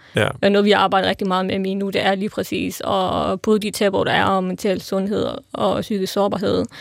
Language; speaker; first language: Danish; native; Danish